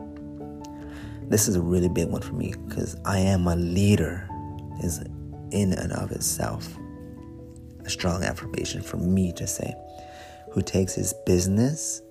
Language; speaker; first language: English; native; English